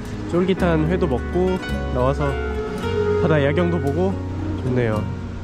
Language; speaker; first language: Korean; native; Korean